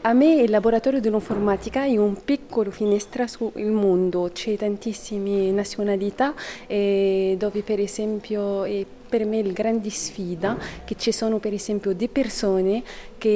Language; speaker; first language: Italian; non-native, fluent; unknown